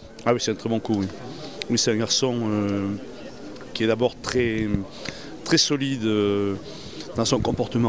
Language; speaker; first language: French; native; French